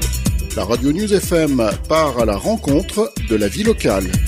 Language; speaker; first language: French; native; French